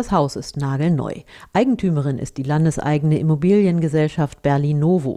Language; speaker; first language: German; native; German